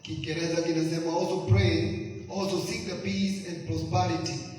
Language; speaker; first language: English; non-native, local second language; Swahili